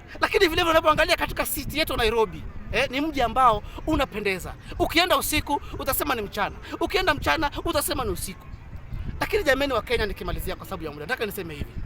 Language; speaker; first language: Swahili; non-native, local second language; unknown